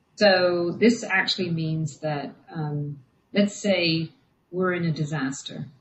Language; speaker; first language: English; native; English